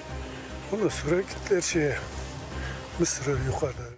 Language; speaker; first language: Turkish; non-native, local second language; Kurdish